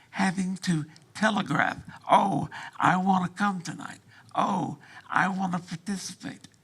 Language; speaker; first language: English; early bilingual, other home language; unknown